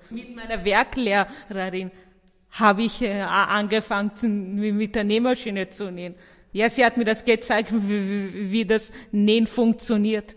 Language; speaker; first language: German; early bilingual, other home language; Persian